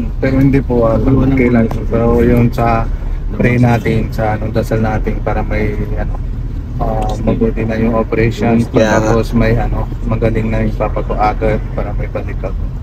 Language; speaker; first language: Filipino; non-native, learner; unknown